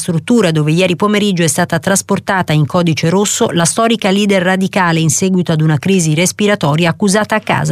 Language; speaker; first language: Italian; native; Italian